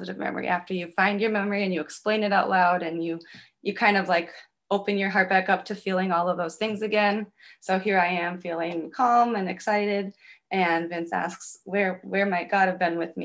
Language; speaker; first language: English; native; English